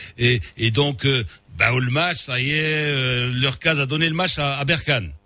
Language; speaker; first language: French; non-native, local second language; Arabic